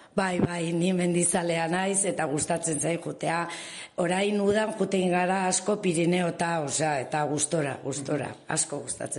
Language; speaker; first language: Basque; non-native, local second language; Spanish